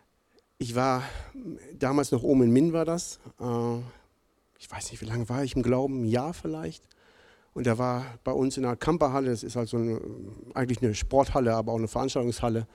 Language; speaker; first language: German; native; German